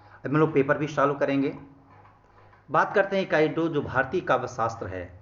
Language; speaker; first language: Hindi; native; Hindi